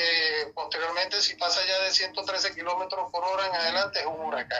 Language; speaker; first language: Spanish; native; Spanish